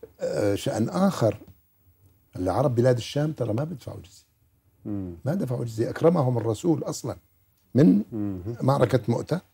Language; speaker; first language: Arabic; native; Arabic